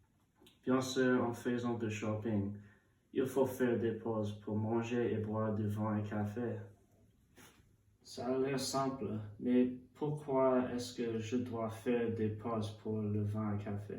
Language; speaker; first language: French; non-native, learner; English